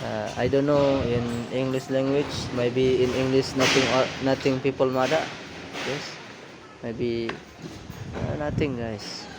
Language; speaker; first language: English; non-native, learner; Indonesian